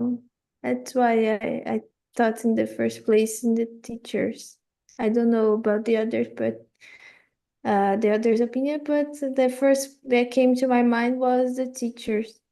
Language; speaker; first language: English; non-native, fluent; Portuguese